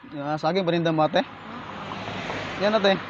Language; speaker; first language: Filipino; non-native, local second language; Cebuano